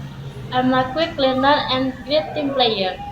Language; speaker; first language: English; non-native, learner; Indonesian